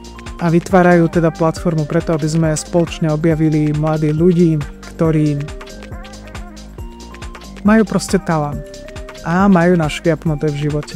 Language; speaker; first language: Slovak; native; Slovak